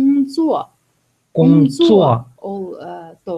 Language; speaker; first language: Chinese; non-native, learner; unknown